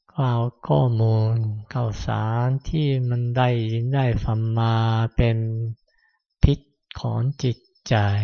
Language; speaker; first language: Thai; non-native, fluent; Japanese